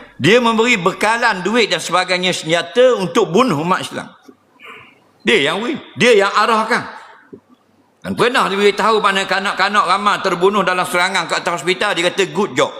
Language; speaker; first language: Malay; native; Malay